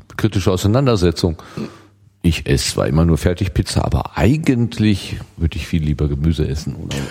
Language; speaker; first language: German; native; German